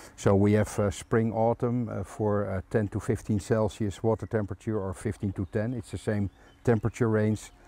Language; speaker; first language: English; non-native, fluent; Dutch